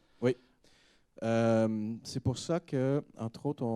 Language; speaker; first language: French; native; French